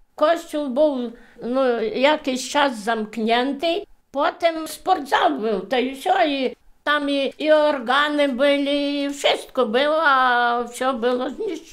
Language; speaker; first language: Polish; early bilingual, heritage; Polish